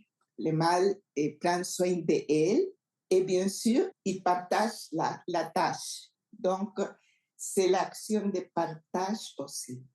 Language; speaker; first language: French; non-native, fluent; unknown